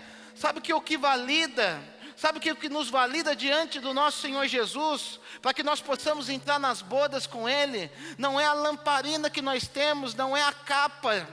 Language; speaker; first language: Portuguese; native; Portuguese